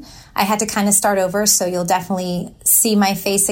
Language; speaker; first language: English; native; English